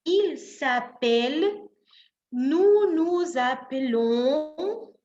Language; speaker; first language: French; non-native, fluent; Spanish